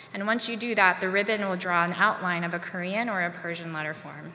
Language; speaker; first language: English; native; English